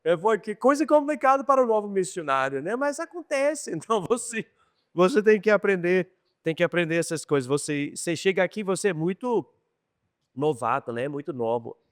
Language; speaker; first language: Portuguese; non-native, fluent; English